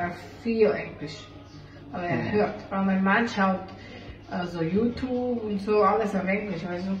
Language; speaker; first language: German; non-native, learner; Slovak